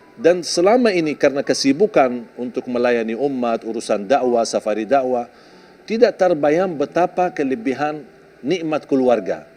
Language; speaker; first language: Indonesian; non-native, fluent; Arabic